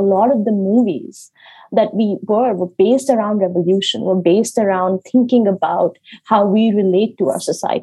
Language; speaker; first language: English; non-native, local second language; Hindi